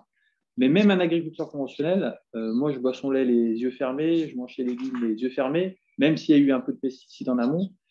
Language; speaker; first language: French; native; French